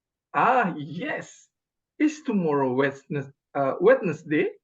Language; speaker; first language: English; non-native, learner; Indonesian